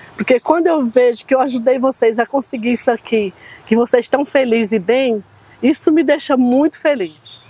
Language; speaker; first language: Portuguese; native; Portuguese